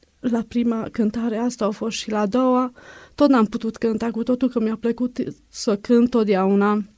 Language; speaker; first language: Romanian; non-native, local second language; Hungarian